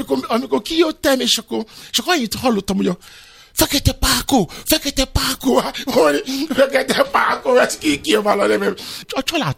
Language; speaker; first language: Hungarian; non-native, learner; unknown